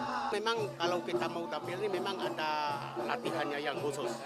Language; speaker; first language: Indonesian; non-native, local second language; Achinese